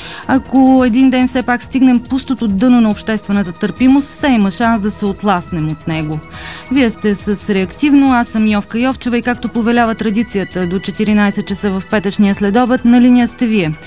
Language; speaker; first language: Bulgarian; native; Bulgarian